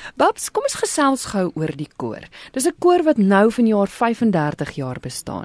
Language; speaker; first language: Afrikaans; native; Afrikaans